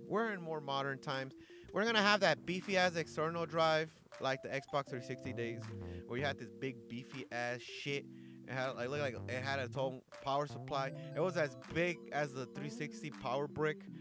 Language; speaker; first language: English; early bilingual, other home language; Spanish